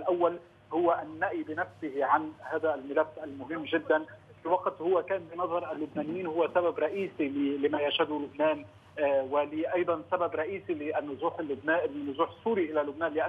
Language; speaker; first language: Arabic; native; Arabic